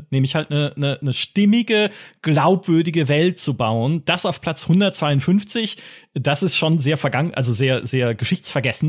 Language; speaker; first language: German; native; German